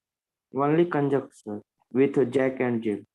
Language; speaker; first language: English; non-native, learner; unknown